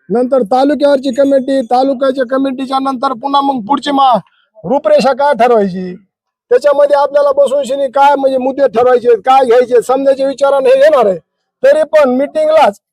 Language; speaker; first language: Marathi; non-native, local second language; Lambadi